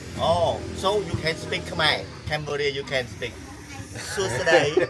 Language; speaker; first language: English; non-native, learner; Khmer